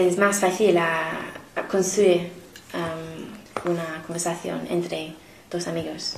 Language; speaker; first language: Spanish; non-native, learner; English